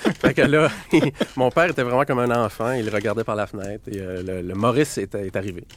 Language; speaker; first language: French; native; French